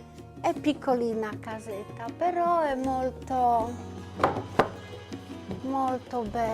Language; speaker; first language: Italian; non-native, learner; Polish